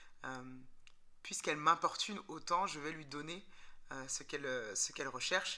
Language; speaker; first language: French; native; French